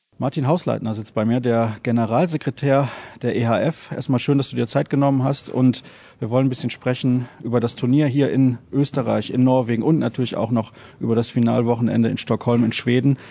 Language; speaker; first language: German; native; German